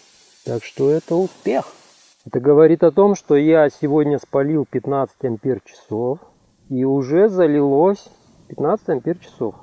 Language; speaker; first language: Russian; native; Russian